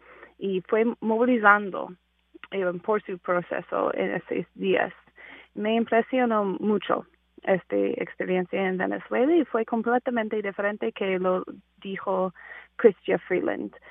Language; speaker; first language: Spanish; non-native, fluent; English